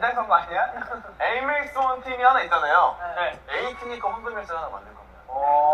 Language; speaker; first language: Korean; native; Korean